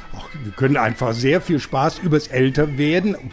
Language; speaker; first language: German; non-native, fluent; English